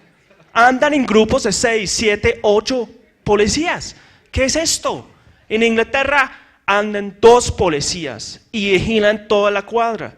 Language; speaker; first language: Spanish; non-native, fluent; English